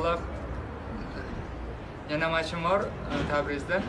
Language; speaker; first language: Turkish; non-native, learner; Uzbek